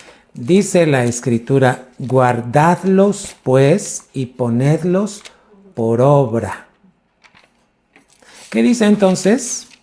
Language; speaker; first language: Spanish; native; Spanish